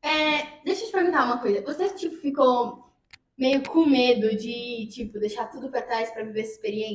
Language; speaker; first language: Portuguese; native; Portuguese